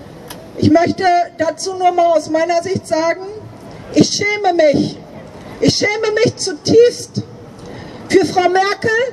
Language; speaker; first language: German; native; German